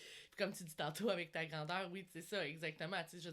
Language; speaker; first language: French; native; French